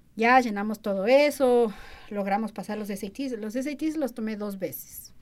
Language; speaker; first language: Spanish; early bilingual, other home language; English